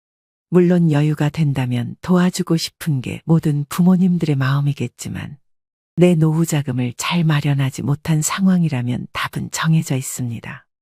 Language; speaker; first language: Korean; native; Korean